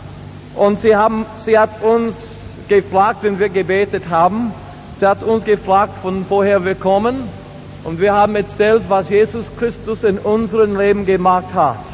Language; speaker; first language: German; non-native, learner; English